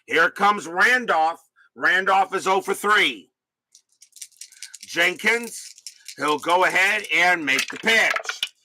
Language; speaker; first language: English; native; English